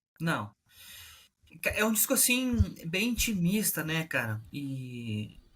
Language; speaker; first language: Portuguese; native; Portuguese